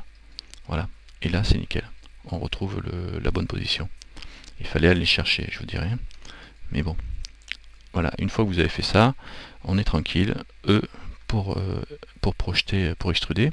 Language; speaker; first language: French; native; French